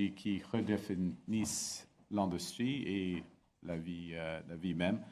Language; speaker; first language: French; non-native, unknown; English